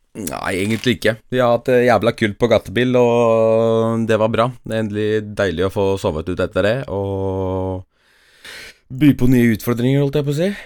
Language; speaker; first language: Norwegian; early bilingual, other home language; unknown